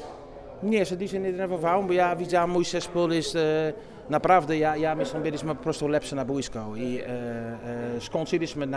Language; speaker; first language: Polish; non-native, fluent; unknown